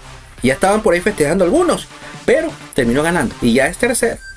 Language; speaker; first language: Spanish; native; Spanish